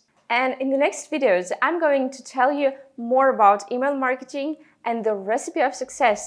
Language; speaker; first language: English; non-native, fluent; Russian